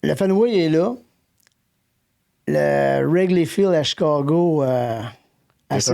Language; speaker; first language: French; native; French